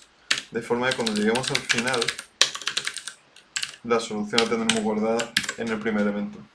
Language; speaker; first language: Spanish; native; Spanish